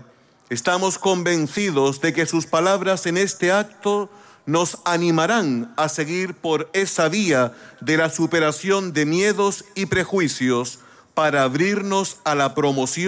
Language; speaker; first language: Spanish; native; Spanish